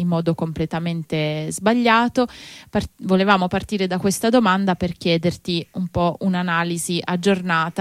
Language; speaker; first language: Italian; native; Italian